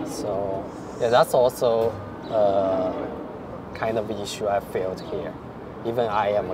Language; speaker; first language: English; non-native, fluent; Chinese